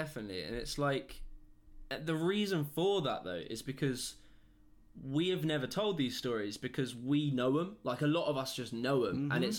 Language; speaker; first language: English; native; English